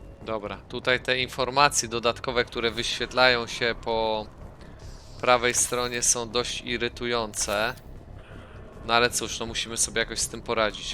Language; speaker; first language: Polish; native; Polish